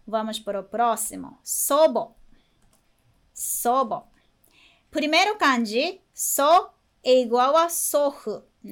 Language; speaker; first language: Portuguese; non-native, fluent; Japanese